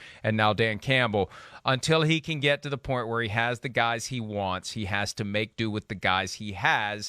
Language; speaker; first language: English; native; English